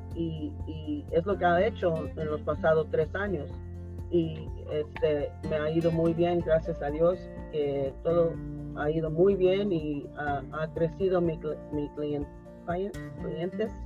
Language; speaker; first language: Spanish; early bilingual, heritage; Spanish